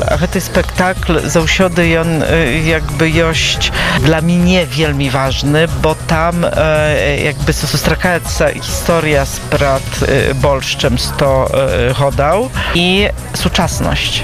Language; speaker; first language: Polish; non-native, local second language; Belarusian